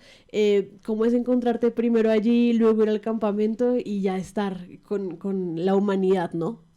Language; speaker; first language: Spanish; native; Spanish